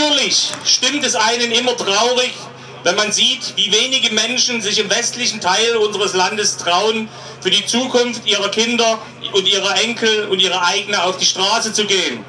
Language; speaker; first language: German; native; German